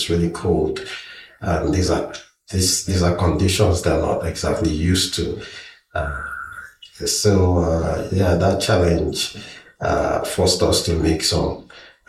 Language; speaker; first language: English; non-native, local second language; Igbo